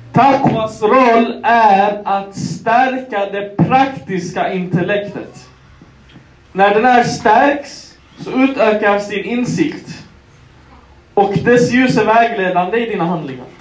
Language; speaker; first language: Swedish; non-native, local second language; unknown